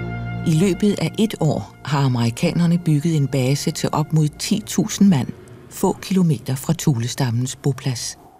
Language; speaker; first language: Danish; native; Danish